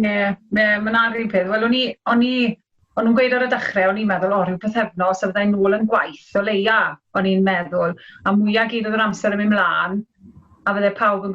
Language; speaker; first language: Welsh; native; Welsh